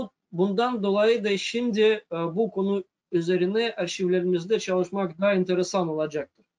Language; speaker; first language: Turkish; non-native, fluent; Russian